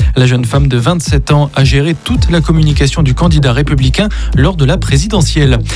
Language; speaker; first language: French; native; French